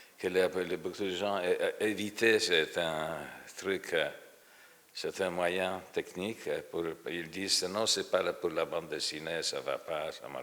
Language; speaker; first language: French; non-native, fluent; Polish